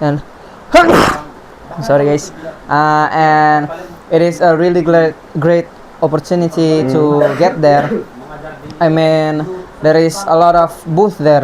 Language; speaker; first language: English; non-native, learner; Indonesian